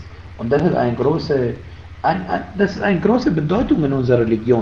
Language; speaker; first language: German; non-native, fluent; Arabic